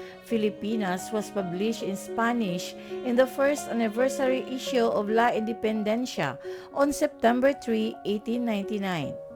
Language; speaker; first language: English; non-native, local second language; Filipino